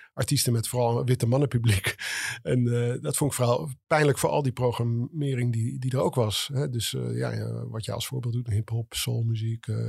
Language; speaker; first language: Dutch; native; Dutch